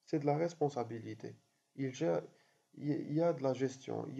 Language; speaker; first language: French; non-native, local second language; Arabic